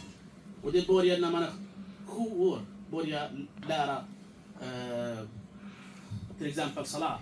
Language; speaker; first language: Swedish; non-native, fluent; Urdu